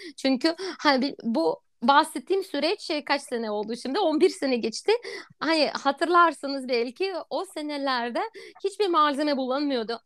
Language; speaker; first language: Turkish; non-native, fluent; Russian